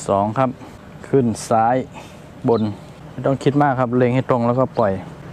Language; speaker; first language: Thai; native; Thai